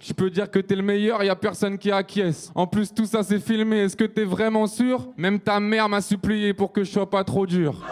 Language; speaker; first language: French; native; French